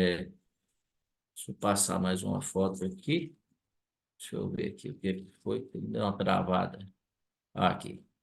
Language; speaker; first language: Portuguese; non-native, local second language; German